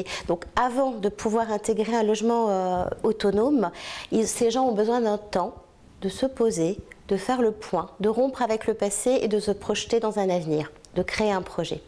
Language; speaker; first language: French; native; French